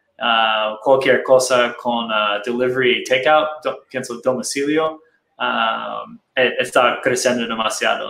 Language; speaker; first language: Spanish; non-native, fluent; Portuguese